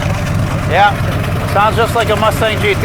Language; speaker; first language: English; native; English